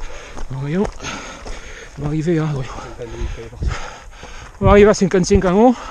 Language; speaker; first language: French; native; French